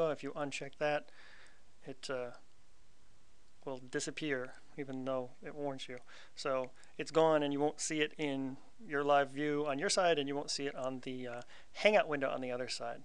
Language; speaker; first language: English; native; English